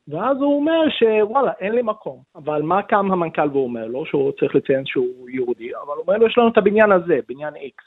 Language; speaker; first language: Hebrew; non-native, local second language; Arabic